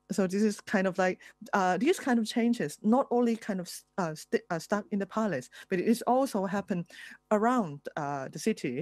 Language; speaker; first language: English; non-native, fluent; Thai